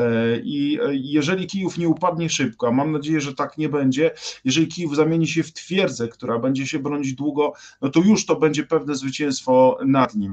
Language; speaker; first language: Polish; native; Polish